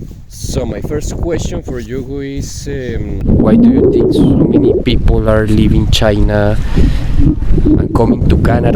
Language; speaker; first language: English; non-native, fluent; Spanish